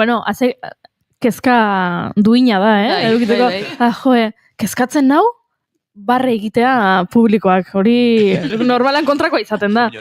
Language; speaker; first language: Basque; native; Basque